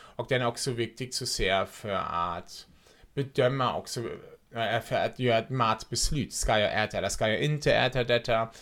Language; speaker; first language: Swedish; non-native, fluent; German